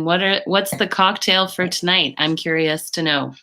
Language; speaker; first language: English; native; English